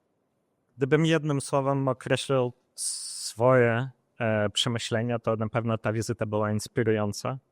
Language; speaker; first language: Polish; non-native, fluent; Ukrainian